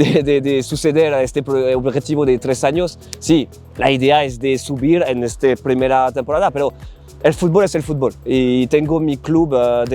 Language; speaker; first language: Spanish; non-native, learner; French